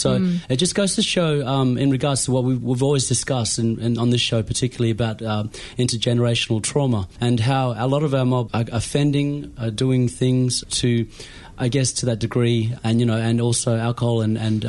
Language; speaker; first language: English; native; English